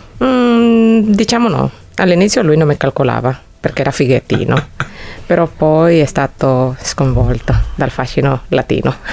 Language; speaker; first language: Italian; non-native, fluent; Spanish